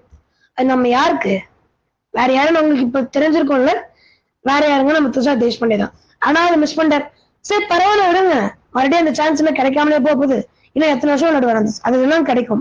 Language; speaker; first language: Tamil; native; Tamil